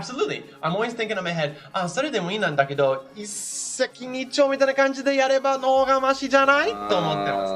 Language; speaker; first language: Japanese; non-native, fluent; English